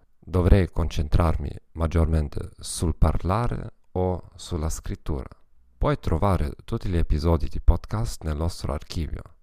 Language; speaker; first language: Italian; non-native, learner; German